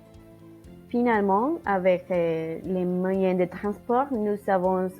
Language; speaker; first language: French; non-native, learner; Spanish